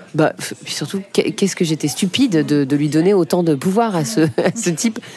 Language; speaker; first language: French; native; French